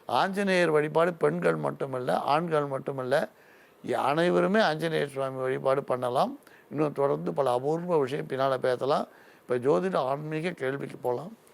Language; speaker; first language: Tamil; native; Tamil